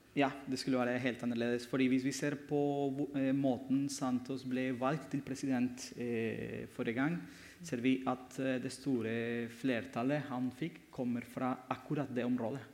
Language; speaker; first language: Norwegian; non-native, fluent; Spanish